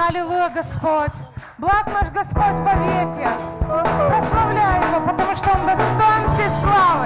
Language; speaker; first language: Russian; native; Russian